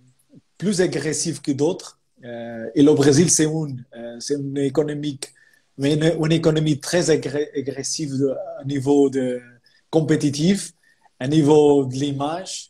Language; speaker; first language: French; non-native, fluent; Portuguese